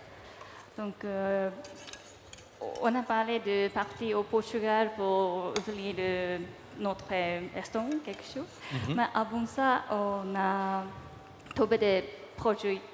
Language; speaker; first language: French; non-native, learner; Japanese